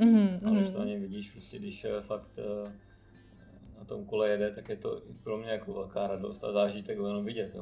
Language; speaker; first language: Czech; native; Czech